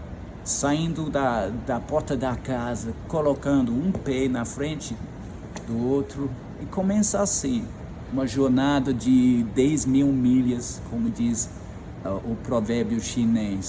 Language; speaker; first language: Portuguese; non-native, fluent; English